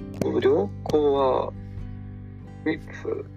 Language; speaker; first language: Japanese; non-native, learner; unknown